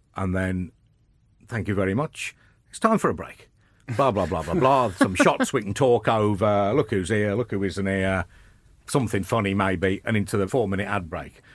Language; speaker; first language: English; native; English